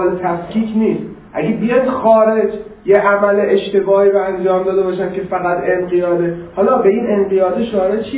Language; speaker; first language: Persian; native; Persian